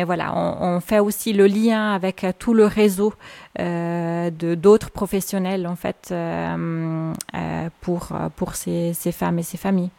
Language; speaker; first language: French; native; French